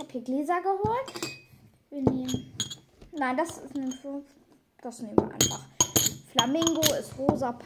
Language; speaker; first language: German; native; German